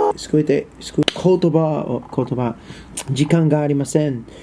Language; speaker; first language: Japanese; non-native, learner; English